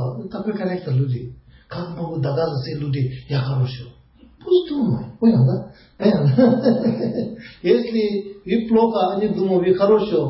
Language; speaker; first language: Russian; non-native, learner; Tibetan